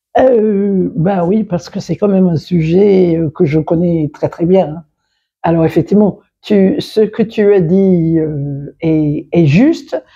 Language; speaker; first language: French; non-native, fluent; English